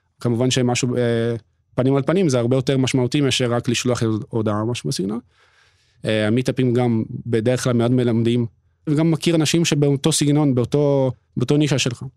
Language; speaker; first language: Hebrew; non-native, fluent; Portuguese